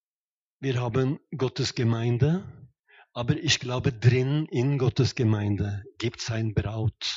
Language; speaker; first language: German; non-native, fluent; Norwegian